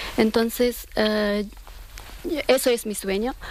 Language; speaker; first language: Spanish; non-native, learner; Persian